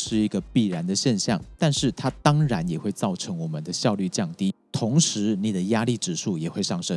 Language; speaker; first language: Chinese; native; Chinese